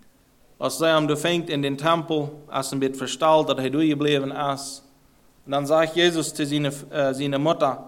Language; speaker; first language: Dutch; non-native, learner; German